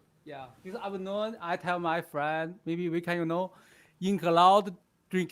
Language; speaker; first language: English; non-native, learner; Chinese